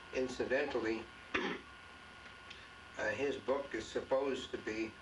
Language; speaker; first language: English; native; English